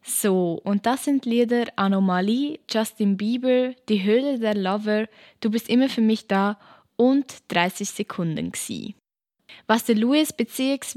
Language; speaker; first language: German; native; German